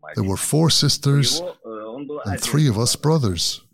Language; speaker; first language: English; non-native, fluent; Azerbaijani